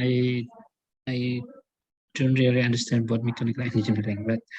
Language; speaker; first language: English; non-native, learner; Indonesian